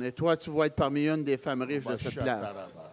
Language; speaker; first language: French; native; French